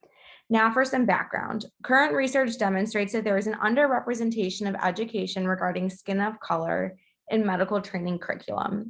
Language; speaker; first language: English; native; English